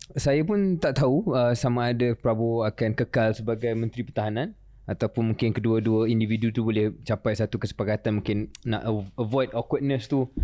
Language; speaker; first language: Malay; native; Malay